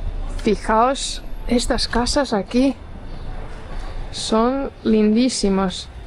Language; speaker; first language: Spanish; non-native, fluent; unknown